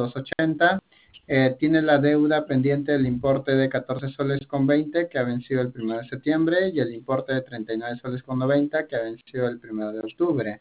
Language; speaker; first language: Spanish; native; Spanish